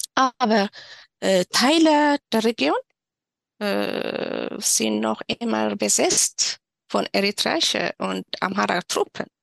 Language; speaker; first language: German; non-native, fluent; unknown